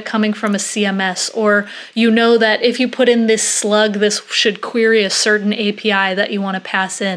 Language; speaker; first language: English; native; English